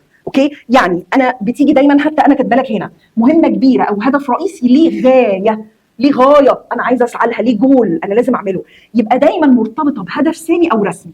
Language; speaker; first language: Arabic; native; Arabic